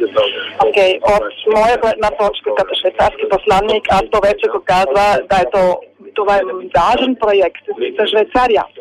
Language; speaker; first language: Bulgarian; non-native, learner; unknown